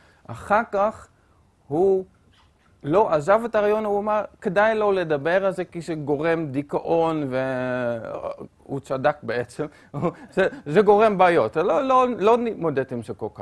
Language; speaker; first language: Hebrew; non-native, fluent; Dutch